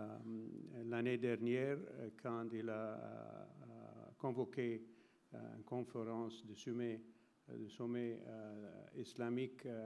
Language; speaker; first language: French; non-native, fluent; Arabic